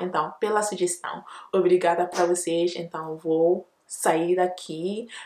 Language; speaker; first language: Portuguese; non-native, learner; Akan